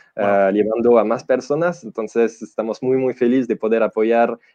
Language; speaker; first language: Spanish; non-native, fluent; French